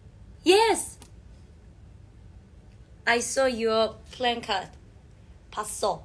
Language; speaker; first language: English; non-native, learner; Korean